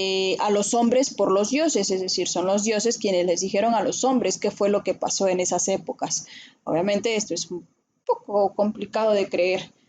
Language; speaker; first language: Spanish; native; Spanish